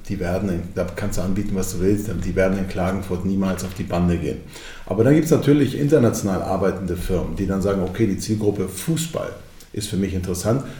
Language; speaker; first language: German; early bilingual, other home language; Croatian